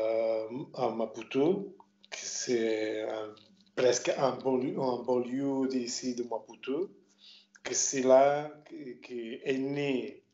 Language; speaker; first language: French; non-native, local second language; Portuguese